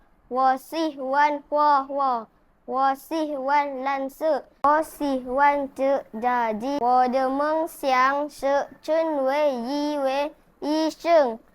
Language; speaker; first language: Chinese; non-native, learner; Malay